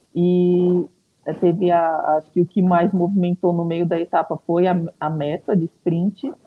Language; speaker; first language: Portuguese; native; Portuguese